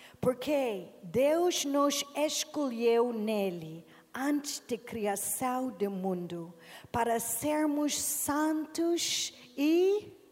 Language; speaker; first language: Portuguese; non-native, learner; English